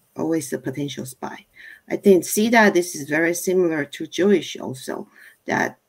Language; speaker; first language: English; non-native, fluent; Chinese